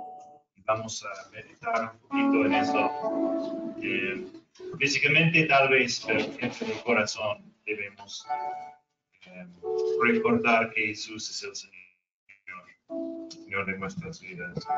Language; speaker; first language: Spanish; non-native, fluent; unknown